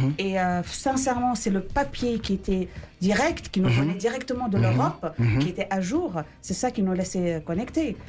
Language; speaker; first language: French; non-native, local second language; Arabic